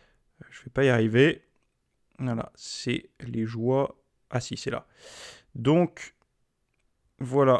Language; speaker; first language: French; native; French